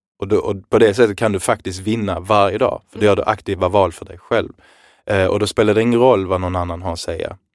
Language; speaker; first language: Swedish; early bilingual, other home language; Arabic